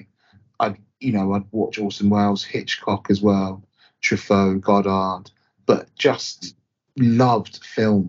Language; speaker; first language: English; native; English